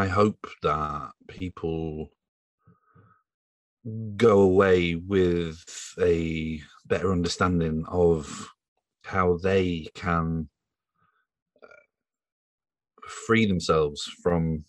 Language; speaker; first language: English; native; English